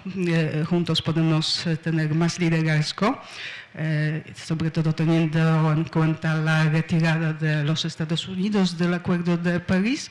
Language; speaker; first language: Spanish; non-native, fluent; Polish